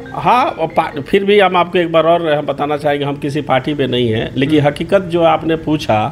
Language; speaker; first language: Hindi; native; Hindi